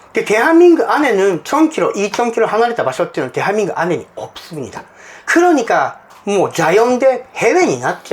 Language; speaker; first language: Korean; non-native, fluent; Japanese